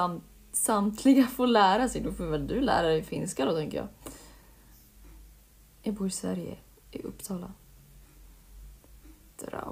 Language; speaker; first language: Swedish; early bilingual, other home language; Finnish